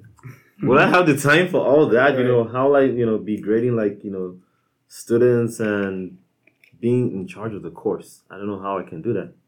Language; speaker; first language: English; non-native, local second language; Igbo